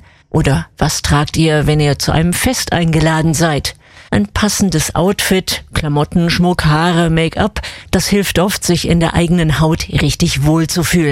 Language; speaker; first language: German; native; German